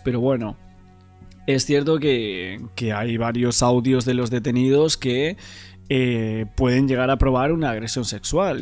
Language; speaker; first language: Spanish; native; Spanish